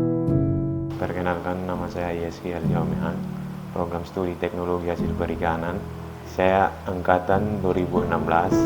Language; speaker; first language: Indonesian; non-native, local second language; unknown